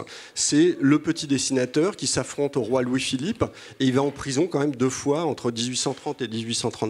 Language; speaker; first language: French; native; French